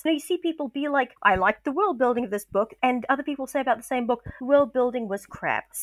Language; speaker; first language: English; native; English